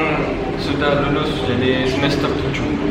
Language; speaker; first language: Indonesian; non-native, fluent; Turkmen